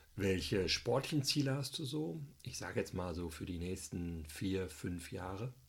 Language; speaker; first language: German; native; German